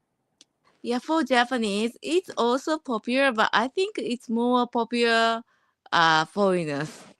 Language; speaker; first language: English; non-native, learner; Japanese